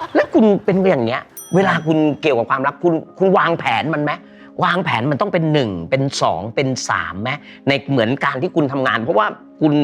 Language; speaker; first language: Thai; non-native, fluent; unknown